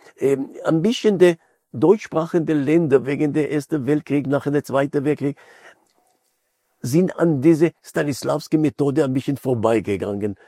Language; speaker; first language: German; non-native, fluent; Hebrew